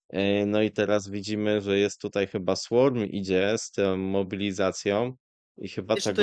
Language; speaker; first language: Polish; native; Polish